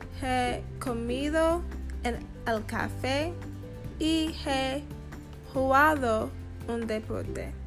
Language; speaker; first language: Spanish; non-native, learner; English